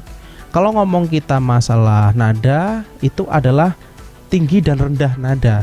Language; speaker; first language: Indonesian; native; Indonesian